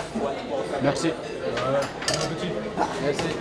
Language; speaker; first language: French; non-native, learner; Portuguese